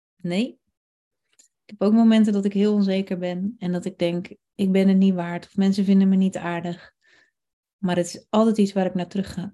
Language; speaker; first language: Dutch; native; Dutch